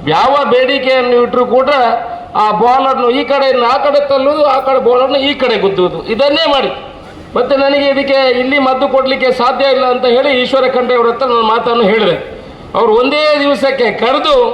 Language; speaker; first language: Kannada; non-native, local second language; Tulu